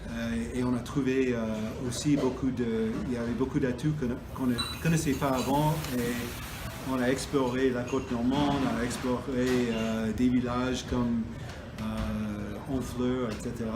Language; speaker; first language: French; non-native, fluent; English